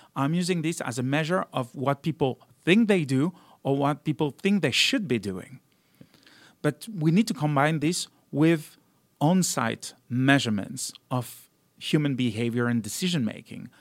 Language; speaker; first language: English; non-native, fluent; French